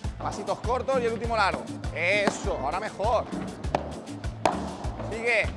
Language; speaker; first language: Spanish; native; Spanish